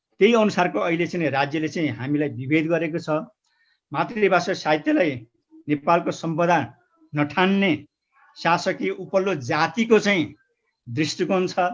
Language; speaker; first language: Nepali; non-native, local second language; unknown